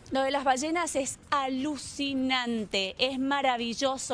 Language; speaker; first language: Spanish; native; Spanish